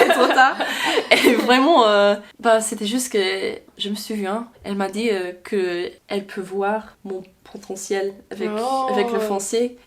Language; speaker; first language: French; non-native, fluent; English